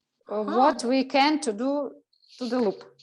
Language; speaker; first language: English; non-native, learner; Russian